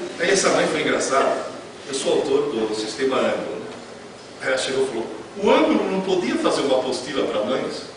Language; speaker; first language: Portuguese; non-native, fluent; Italian